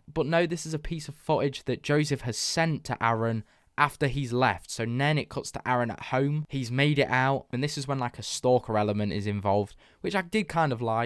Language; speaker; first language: English; native; English